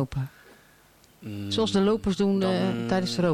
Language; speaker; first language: Dutch; native; Dutch